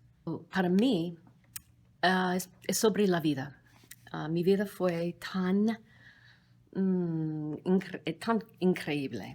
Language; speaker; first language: Spanish; non-native, fluent; English